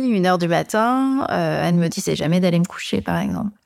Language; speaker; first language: French; native; French